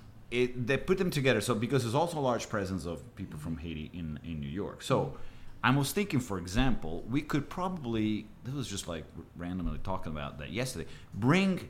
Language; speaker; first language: English; non-native, fluent; Italian